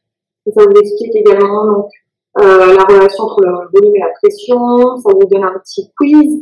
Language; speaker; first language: French; native; French